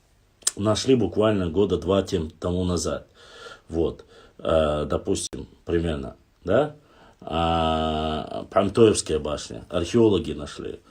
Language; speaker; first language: Russian; non-native, local second language; Chechen